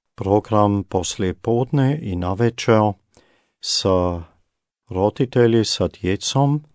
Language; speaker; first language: Croatian; non-native, fluent; German